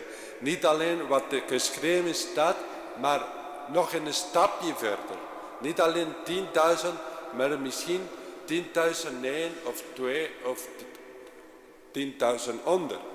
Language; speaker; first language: Dutch; non-native, fluent; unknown